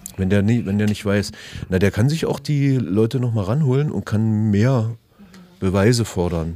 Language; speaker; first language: German; native; German